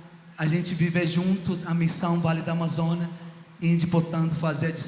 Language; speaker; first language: Portuguese; non-native, local second language; Ticuna